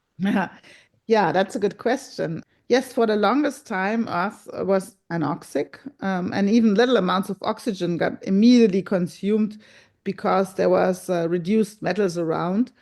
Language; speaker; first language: English; non-native, fluent; German